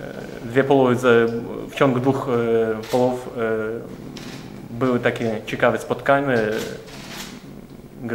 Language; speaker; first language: Polish; non-native, learner; Ukrainian